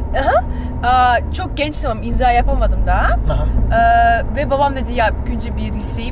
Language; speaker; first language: Turkish; early bilingual, heritage; Turkish